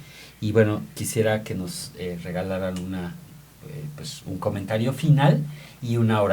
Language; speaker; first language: Spanish; native; Spanish